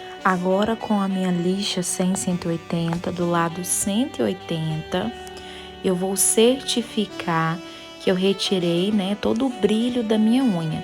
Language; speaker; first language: Portuguese; native; Portuguese